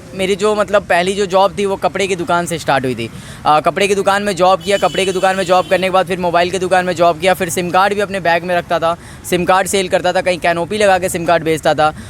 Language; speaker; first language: Hindi; native; Hindi